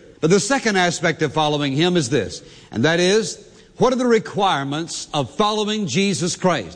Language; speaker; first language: English; native; English